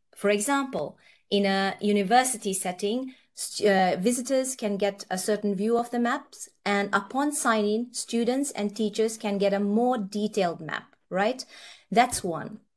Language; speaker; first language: English; early bilingual, other home language; Nepali